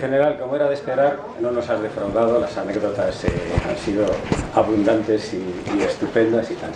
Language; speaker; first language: Spanish; native; Spanish